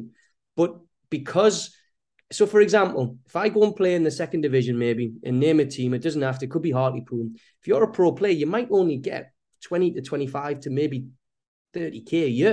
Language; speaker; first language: English; native; English